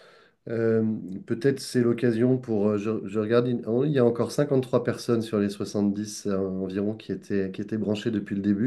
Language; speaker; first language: French; native; French